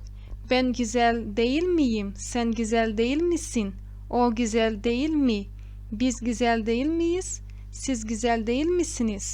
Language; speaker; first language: Turkish; non-native, fluent; Portuguese